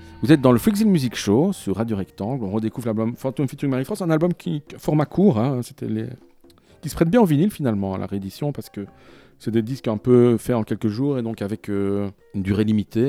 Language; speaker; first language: French; native; French